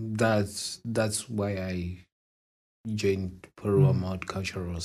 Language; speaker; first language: English; non-native, local second language; Shona